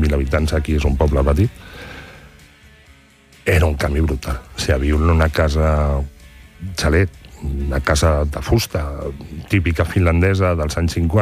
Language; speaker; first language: Catalan; non-native, local second language; Spanish